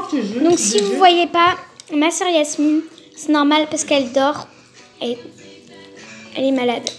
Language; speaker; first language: French; early bilingual, other home language; Arabic